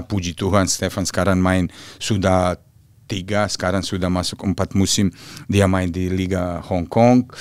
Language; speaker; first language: Indonesian; non-native, fluent; Serbian